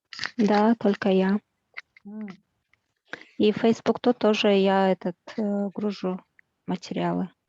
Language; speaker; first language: Russian; non-native, local second language; Kyrgyz